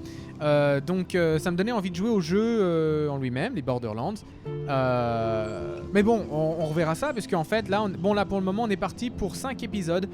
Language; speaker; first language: French; native; French